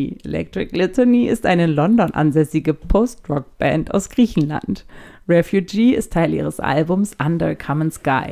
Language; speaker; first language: German; native; German